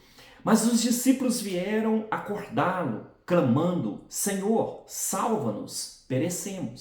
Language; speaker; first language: Portuguese; native; Portuguese